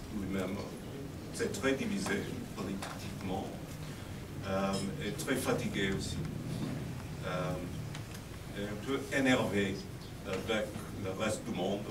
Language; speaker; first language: French; non-native, fluent; English